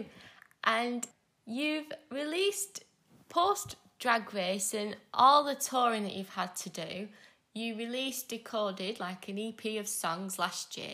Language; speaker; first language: English; native; English